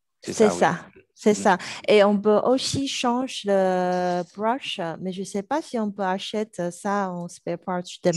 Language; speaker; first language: French; non-native, learner; Chinese